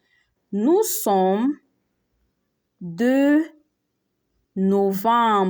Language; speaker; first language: French; non-native, fluent; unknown